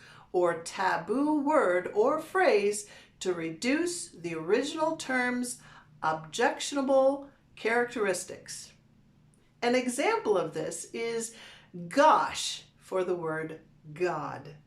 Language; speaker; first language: English; native; English